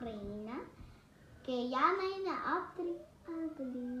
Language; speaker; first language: Greek; early bilingual, heritage; Greek